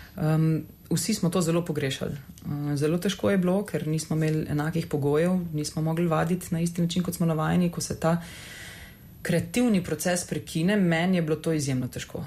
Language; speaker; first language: Slovenian; native; Slovenian